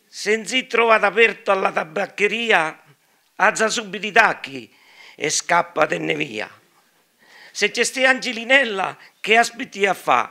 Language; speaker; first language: Italian; native; Italian